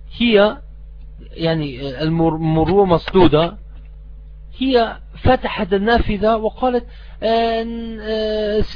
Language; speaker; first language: Arabic; non-native, fluent; German